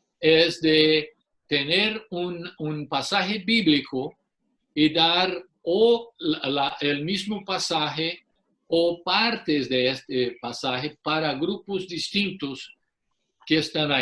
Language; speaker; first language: Spanish; non-native, fluent; English